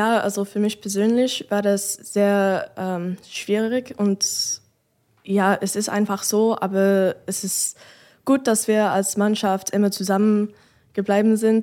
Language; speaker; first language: German; non-native, fluent; English